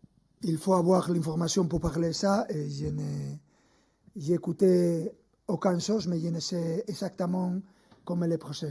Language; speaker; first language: French; non-native, fluent; Spanish